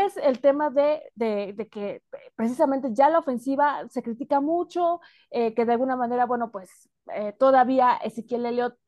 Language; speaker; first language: Spanish; native; Spanish